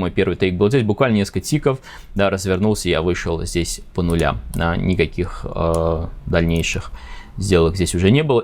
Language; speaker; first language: Russian; native; Russian